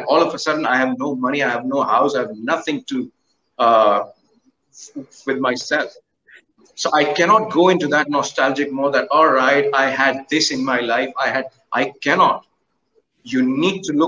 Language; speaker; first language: English; non-native, local second language; Hindi